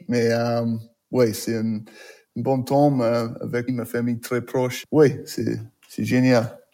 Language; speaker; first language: French; non-native, learner; English